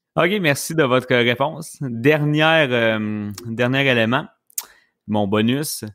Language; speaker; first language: French; native; French